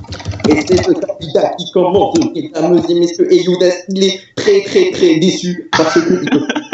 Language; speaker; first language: French; native; French